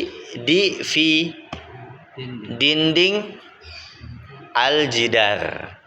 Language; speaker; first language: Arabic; non-native, fluent; Indonesian